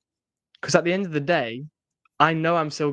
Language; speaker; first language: English; native; English